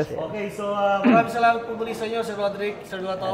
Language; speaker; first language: Filipino; native; Filipino